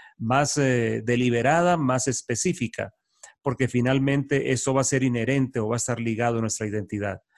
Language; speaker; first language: Spanish; native; Spanish